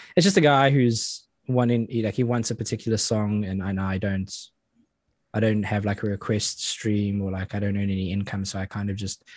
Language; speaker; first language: English; native; English